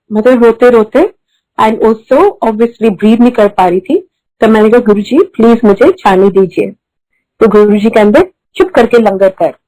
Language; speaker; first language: Hindi; early bilingual, heritage; Hindi